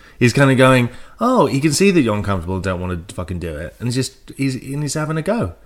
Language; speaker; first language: English; native; English